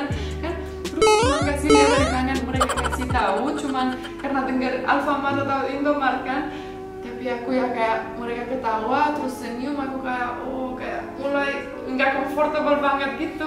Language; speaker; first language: Indonesian; non-native, fluent; Romanian